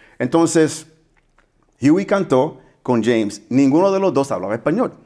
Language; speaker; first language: Spanish; early bilingual, heritage; Spanish